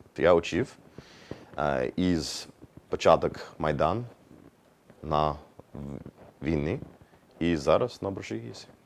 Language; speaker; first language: Ukrainian; non-native, learner; English